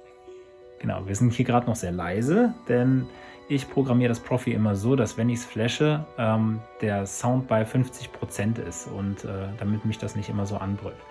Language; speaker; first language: German; native; German